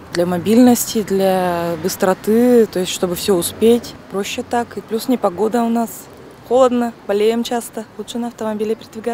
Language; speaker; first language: Russian; native; Russian